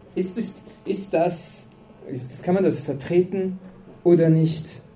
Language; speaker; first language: German; non-native, fluent; French